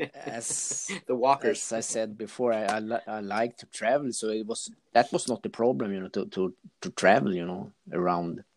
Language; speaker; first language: English; non-native, fluent; Swedish